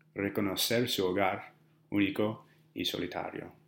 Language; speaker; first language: Spanish; non-native, learner; English